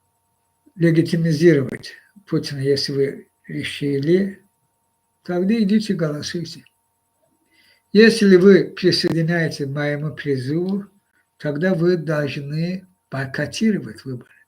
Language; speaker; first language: Russian; non-native, local second language; Azerbaijani